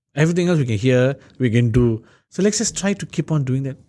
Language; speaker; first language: English; native; English